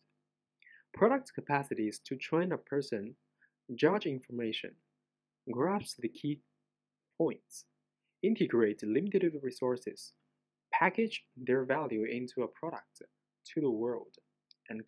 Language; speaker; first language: English; non-native, fluent; Chinese